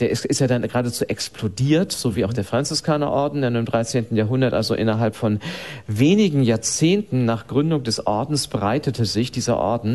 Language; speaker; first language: German; native; German